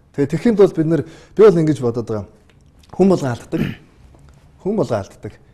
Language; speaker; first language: Mongolian; native; Mongolian